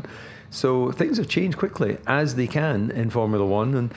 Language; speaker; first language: English; native; English